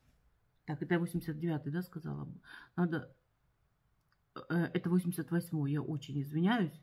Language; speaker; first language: Russian; native; Russian